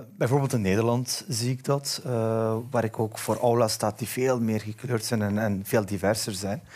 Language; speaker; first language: Dutch; early bilingual, other home language; Turkish